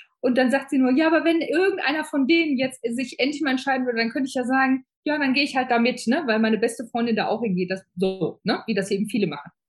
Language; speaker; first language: German; native; German